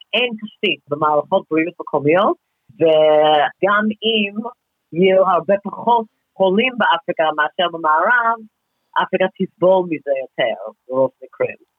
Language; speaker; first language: Hebrew; non-native, fluent; English